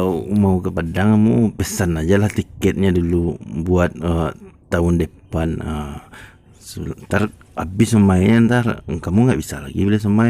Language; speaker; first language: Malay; non-native, local second language; Minangkabau